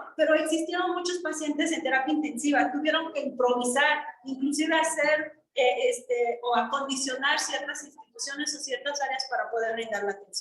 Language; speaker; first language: Spanish; native; Spanish